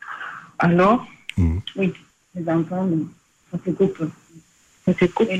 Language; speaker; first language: French; non-native, learner; Spanish